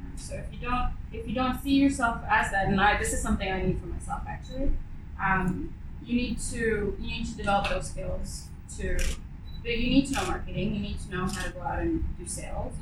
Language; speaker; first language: English; early bilingual, other home language; Arabic